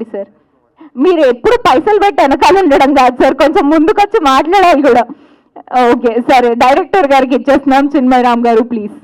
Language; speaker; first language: Telugu; native; Telugu